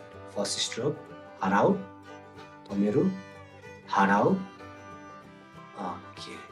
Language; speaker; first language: Japanese; non-native, fluent; Nepali